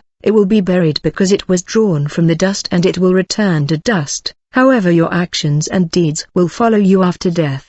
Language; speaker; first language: English; non-native, fluent; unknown